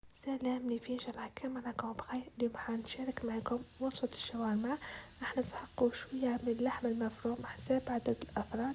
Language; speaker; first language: Arabic; native; Arabic